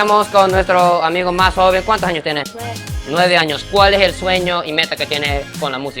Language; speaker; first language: Spanish; non-native, fluent; English